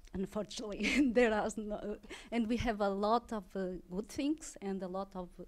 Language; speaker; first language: English; non-native, learner; Portuguese